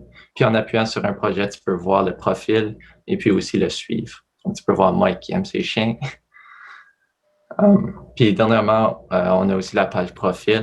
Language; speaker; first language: French; native; French